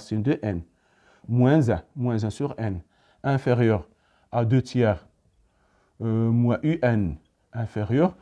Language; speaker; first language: French; non-native, local second language; Arabic